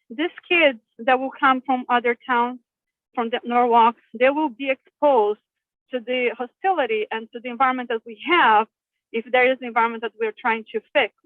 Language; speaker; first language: English; non-native, fluent; Portuguese